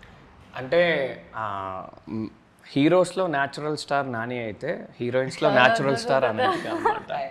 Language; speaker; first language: Telugu; native; Telugu